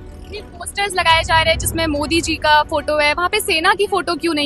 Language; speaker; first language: Hindi; native; Hindi